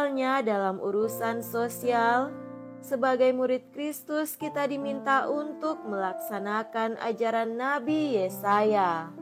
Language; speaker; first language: Indonesian; native; Indonesian